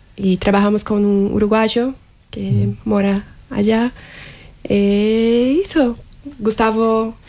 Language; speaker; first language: Spanish; non-native, learner; Portuguese